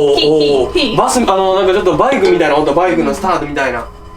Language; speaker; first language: Japanese; native; Japanese